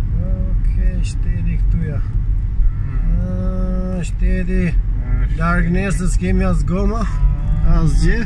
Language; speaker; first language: Albanian; native; Albanian